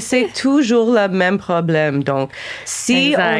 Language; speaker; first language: French; non-native, local second language; English